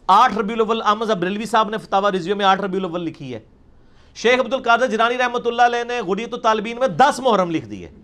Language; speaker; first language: Urdu; native; Urdu